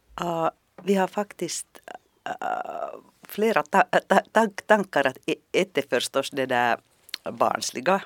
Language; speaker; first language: Swedish; non-native, fluent; Finnish